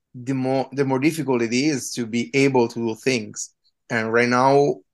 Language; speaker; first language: English; non-native, fluent; Italian